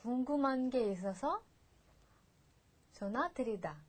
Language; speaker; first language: Korean; non-native, fluent; Russian